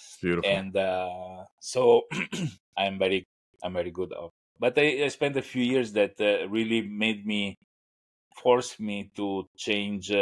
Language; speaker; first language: English; non-native, fluent; Italian